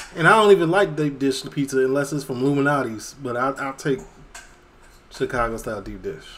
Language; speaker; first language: English; native; English